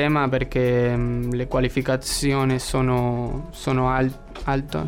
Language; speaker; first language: Italian; non-native, learner; Spanish